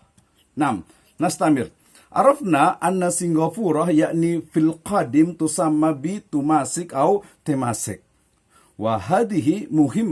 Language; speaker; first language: Arabic; non-native, fluent; Indonesian